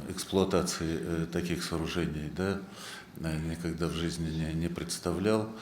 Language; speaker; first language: Russian; native; Russian